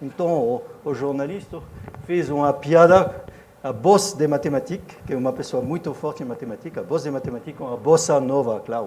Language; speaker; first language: Portuguese; non-native, fluent; French